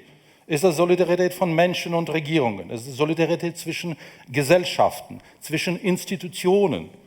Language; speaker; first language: German; non-native, fluent; Ukrainian